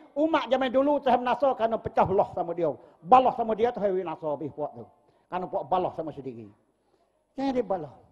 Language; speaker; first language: Malay; native; Malay